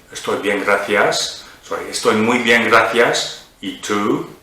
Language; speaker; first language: Spanish; non-native, learner; English